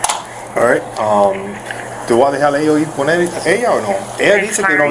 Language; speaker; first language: Spanish; early bilingual, heritage; Spanish